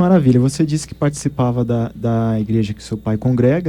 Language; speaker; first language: Portuguese; native; Portuguese